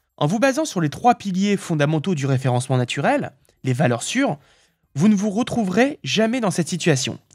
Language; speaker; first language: French; native; French